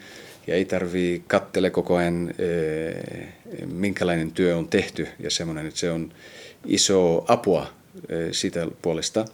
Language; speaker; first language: Finnish; early bilingual, heritage; Finnish